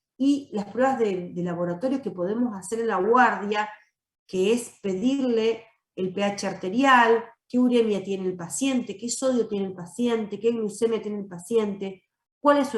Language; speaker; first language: Spanish; native; Spanish